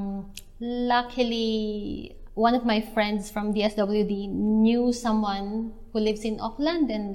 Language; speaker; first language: English; non-native, local second language; Filipino